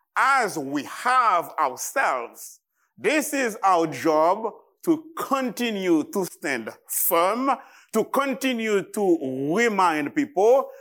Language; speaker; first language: English; non-native, fluent; Haitian Creole